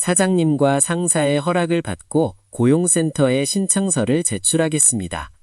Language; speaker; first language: Korean; non-native, learner; Nepali